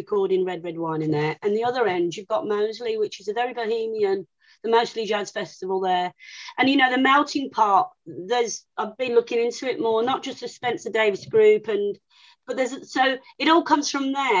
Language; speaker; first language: English; native; English